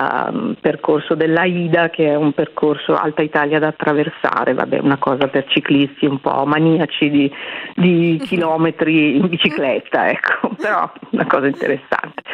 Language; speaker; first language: Italian; native; Italian